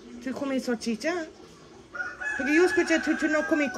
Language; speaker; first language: Spanish; non-native, learner; English